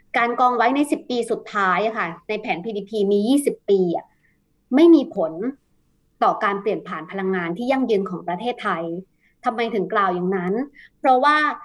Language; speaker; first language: Thai; native; Thai